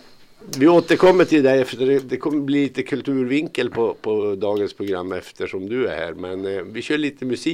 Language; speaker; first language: Swedish; native; Swedish